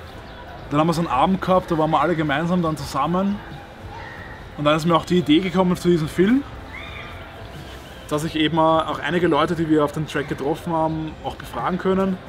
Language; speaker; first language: German; native; German